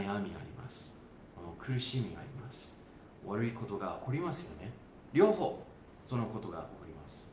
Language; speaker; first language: Japanese; non-native, fluent; English